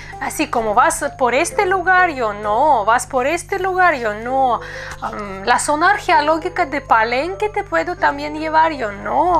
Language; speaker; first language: Spanish; non-native, fluent; Russian